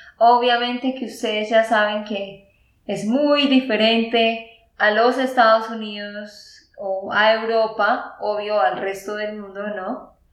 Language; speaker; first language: Spanish; native; Spanish